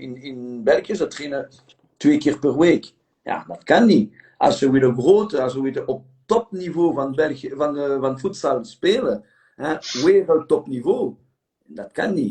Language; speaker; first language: Dutch; non-native, local second language; French